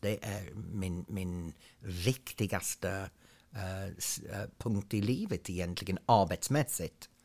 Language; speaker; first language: Swedish; non-native, fluent; English